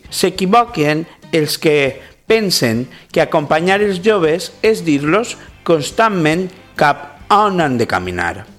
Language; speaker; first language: Catalan; native; Catalan